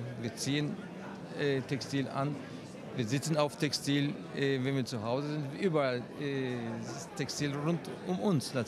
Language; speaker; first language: German; non-native, fluent; Turkish